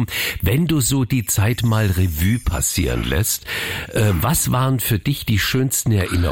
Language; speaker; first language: German; native; German